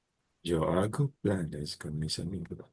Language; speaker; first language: Spanish; non-native, learner; Filipino